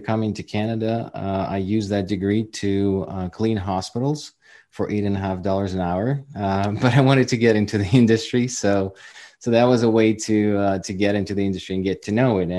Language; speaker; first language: English; non-native, fluent; Ukrainian